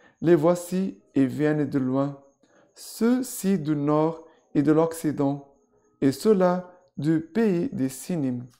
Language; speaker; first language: French; non-native, fluent; Portuguese